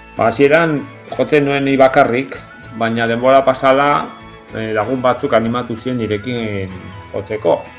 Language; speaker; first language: Basque; non-native, local second language; Spanish